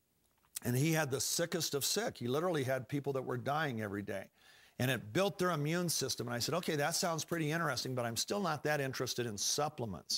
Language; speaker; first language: English; native; English